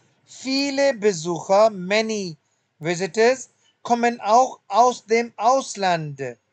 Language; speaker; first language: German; non-native, fluent; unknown